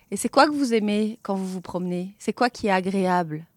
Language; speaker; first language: French; native; French